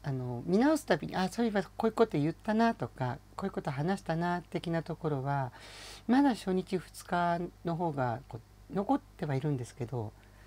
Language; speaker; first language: Japanese; native; Japanese